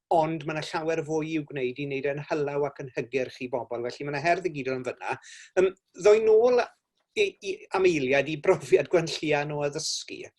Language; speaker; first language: Welsh; native; Welsh